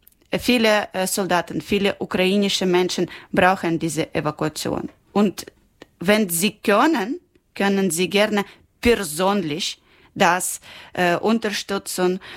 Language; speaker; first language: German; non-native, learner; Ukrainian